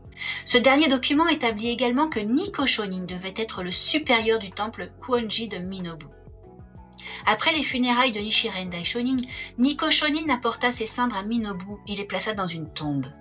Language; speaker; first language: French; native; French